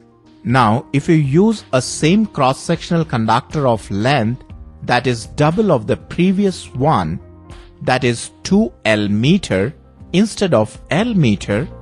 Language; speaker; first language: English; non-native, local second language; Telugu